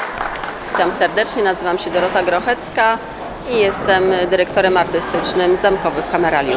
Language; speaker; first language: Polish; native; Polish